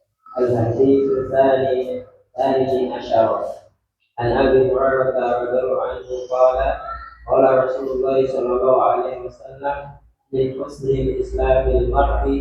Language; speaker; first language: Arabic; non-native, learner; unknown